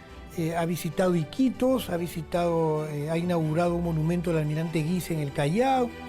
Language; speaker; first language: Spanish; native; Spanish